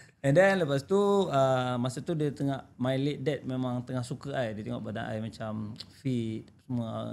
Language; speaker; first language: Malay; native; Malay